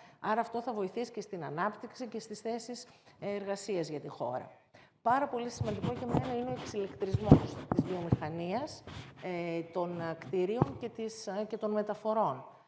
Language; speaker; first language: Greek; native; Greek